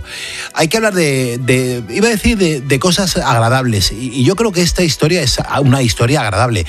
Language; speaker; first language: Spanish; native; Spanish